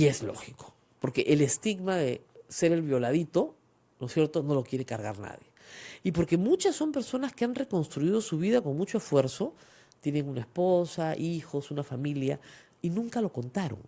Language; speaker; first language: Spanish; native; Spanish